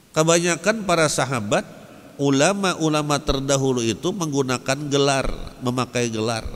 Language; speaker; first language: Indonesian; non-native, local second language; Banjar